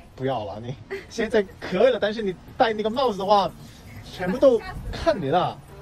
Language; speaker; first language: Chinese; non-native, fluent; Korean